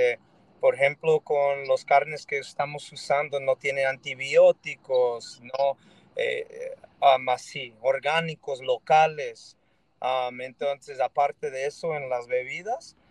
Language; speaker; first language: Spanish; early bilingual, heritage; Spanish